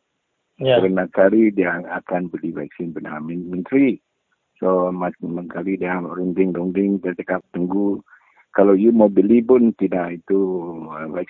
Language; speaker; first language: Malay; non-native, local second language; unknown